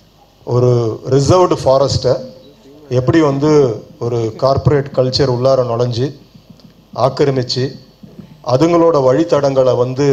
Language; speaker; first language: Tamil; native; Tamil